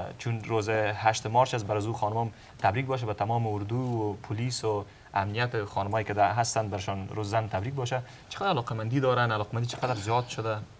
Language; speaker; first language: Persian; native; Persian